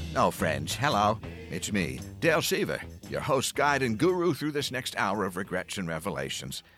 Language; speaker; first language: English; native; English